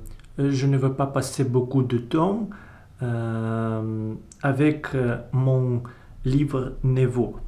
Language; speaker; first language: French; non-native, learner; Russian